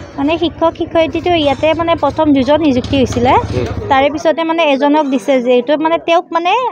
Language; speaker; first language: Assamese; native; Assamese